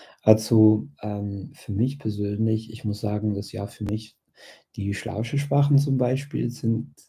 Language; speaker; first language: German; non-native, fluent; English